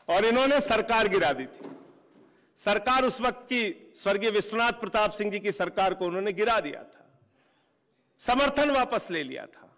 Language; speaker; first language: Hindi; native; Hindi